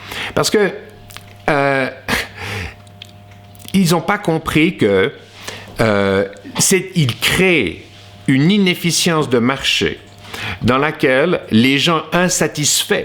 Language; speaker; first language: French; native; French